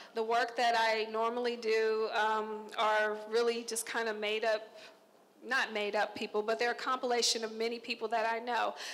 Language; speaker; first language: English; native; English